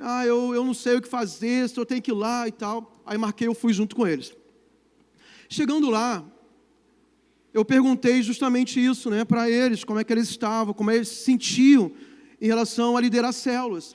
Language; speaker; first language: Portuguese; native; Portuguese